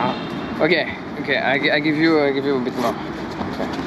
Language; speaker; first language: English; non-native, learner; French